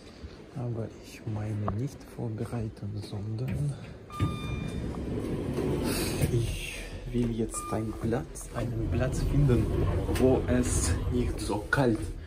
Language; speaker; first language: German; non-native, learner; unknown